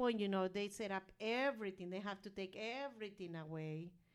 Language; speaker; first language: English; non-native, learner; Spanish